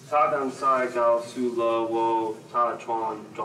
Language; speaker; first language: Chinese; non-native, learner; English